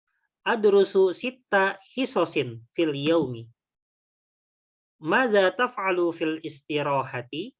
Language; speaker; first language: Arabic; non-native, fluent; Indonesian